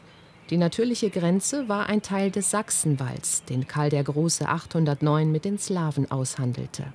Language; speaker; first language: German; native; German